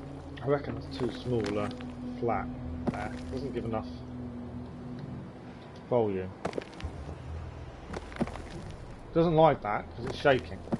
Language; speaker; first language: English; native; English